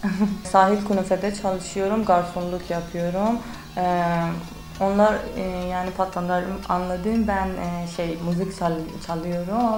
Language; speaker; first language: Turkish; non-native, learner; Persian